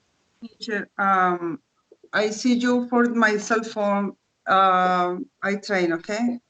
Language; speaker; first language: English; non-native, learner; Spanish